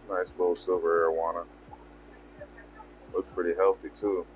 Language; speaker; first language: English; native; English